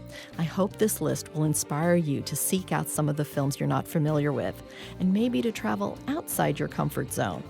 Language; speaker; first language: English; native; English